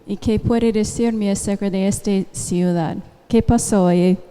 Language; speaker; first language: Spanish; non-native, fluent; English